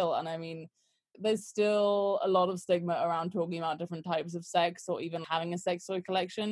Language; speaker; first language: English; native; English